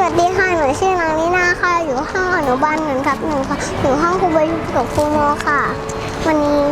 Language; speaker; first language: Thai; native; Thai